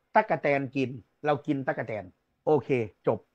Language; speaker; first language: Thai; non-native, local second language; Northeastern Thai